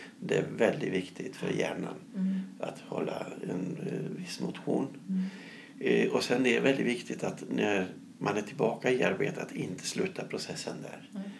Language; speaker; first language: Swedish; non-native, fluent; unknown